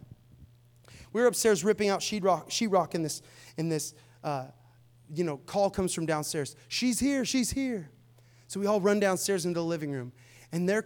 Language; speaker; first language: English; native; English